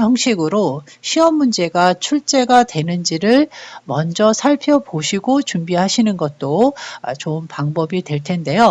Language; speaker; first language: Korean; native; Korean